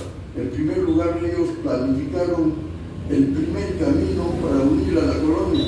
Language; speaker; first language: Spanish; native; Spanish